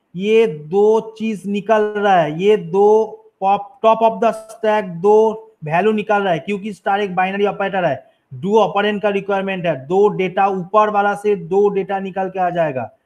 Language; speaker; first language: Hindi; non-native, local second language; Bangla